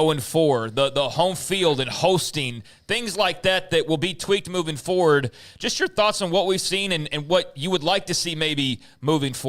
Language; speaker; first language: English; native; English